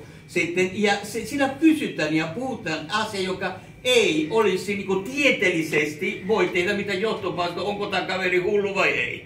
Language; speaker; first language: Finnish; non-native, fluent; Spanish